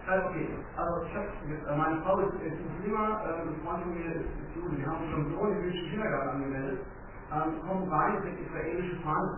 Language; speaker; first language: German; non-native, fluent; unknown